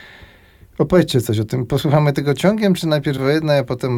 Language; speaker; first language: Polish; native; Polish